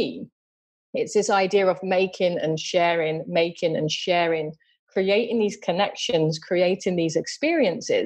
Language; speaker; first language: English; native; English